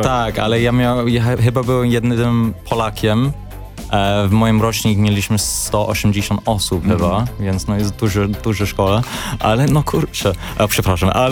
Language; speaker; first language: Polish; early bilingual, heritage; English